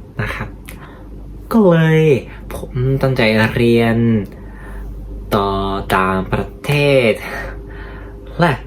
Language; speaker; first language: Thai; non-native, learner; Japanese